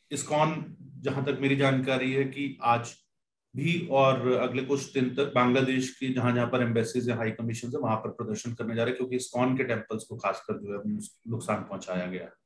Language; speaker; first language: Hindi; native; Hindi